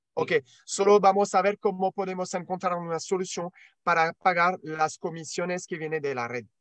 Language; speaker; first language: Spanish; non-native, learner; French